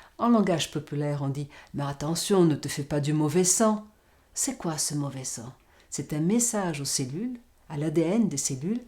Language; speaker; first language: French; non-native, fluent; Portuguese